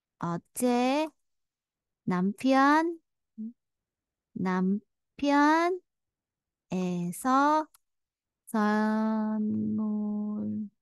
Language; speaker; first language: Korean; non-native, fluent; Vietnamese